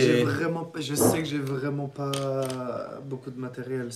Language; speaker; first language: French; native; French